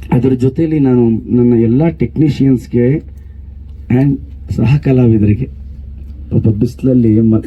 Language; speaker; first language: Kannada; native; Kannada